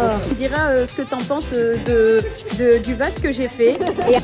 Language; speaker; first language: French; native; French